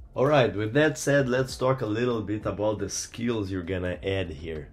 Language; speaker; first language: English; non-native, fluent; Portuguese